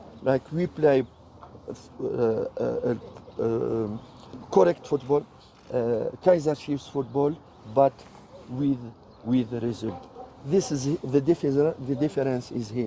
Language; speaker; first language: English; non-native, learner; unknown